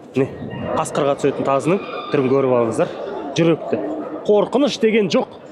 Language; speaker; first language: Kazakh; native; Kazakh